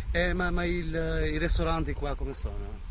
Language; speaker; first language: Italian; non-native, fluent; Albanian